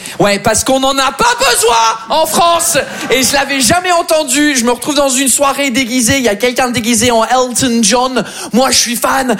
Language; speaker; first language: French; non-native, fluent; English